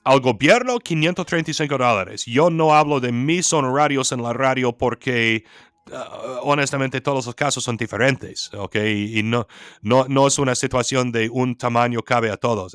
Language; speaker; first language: Spanish; non-native, fluent; English